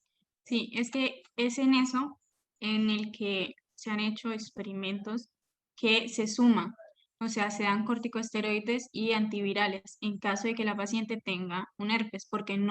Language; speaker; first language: Spanish; native; Spanish